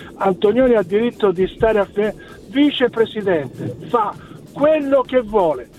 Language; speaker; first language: Italian; native; Italian